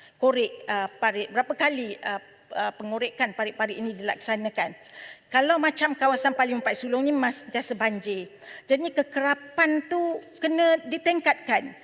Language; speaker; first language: Malay; native; Malay